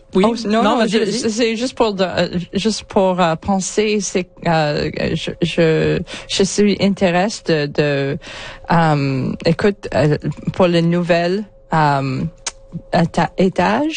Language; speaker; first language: French; non-native, learner; English